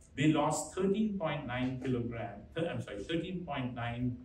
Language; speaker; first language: English; non-native, local second language; Hindi